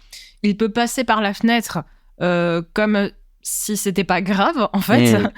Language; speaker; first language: French; native; French